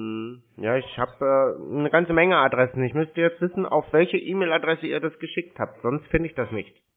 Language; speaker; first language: German; native; German